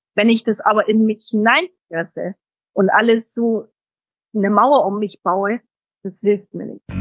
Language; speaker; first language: German; early bilingual, heritage; German